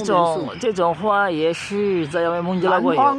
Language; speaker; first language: Chinese; non-native, fluent; Bangla